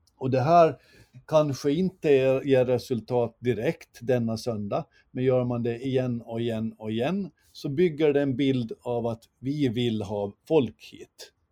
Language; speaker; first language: Swedish; native; Swedish